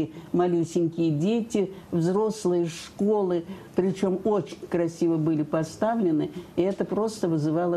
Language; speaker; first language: Russian; native; Russian